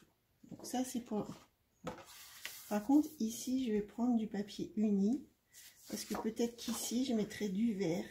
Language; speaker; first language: French; native; French